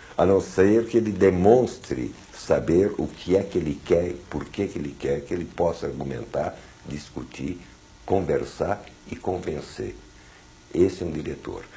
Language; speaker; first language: Portuguese; early bilingual, other home language; German